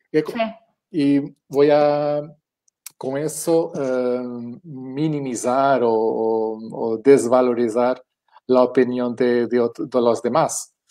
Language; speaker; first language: Spanish; non-native, fluent; Portuguese